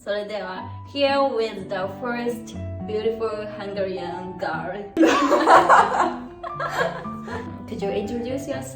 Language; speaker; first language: English; non-native, learner; Japanese